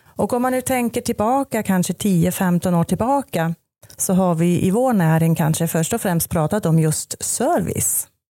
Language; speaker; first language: Swedish; non-native, fluent; German